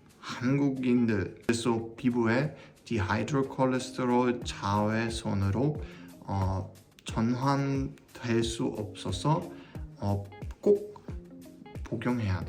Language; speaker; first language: Korean; non-native, learner; German